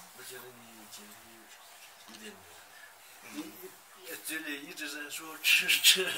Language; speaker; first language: Chinese; non-native, local second language; Tibetan